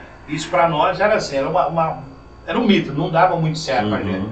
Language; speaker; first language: Portuguese; native; Portuguese